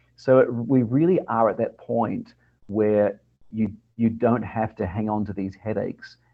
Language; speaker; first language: English; native; English